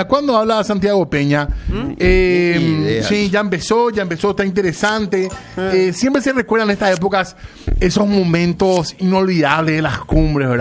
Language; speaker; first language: Spanish; native; Spanish